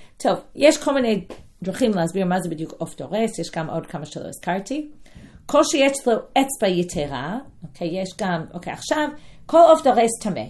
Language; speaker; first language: Hebrew; non-native, fluent; English